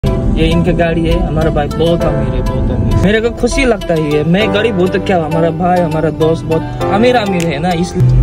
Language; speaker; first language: Hindi; non-native, learner; Nepali